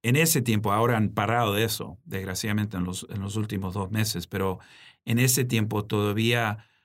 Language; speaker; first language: Spanish; early bilingual, heritage; Spanish